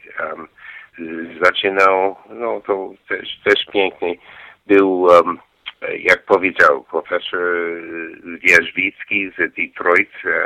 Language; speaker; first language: Polish; non-native, learner; English